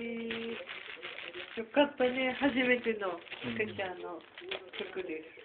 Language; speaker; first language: Spanish; non-native, learner; Japanese